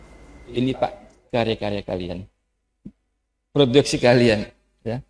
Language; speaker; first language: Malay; non-native, fluent; Javanese